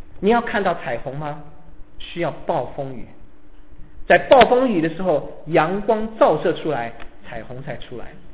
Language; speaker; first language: Chinese; native; Chinese